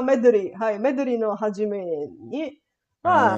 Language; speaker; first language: Japanese; non-native, learner; Bulgarian